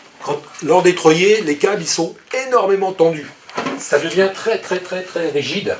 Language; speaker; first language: French; native; French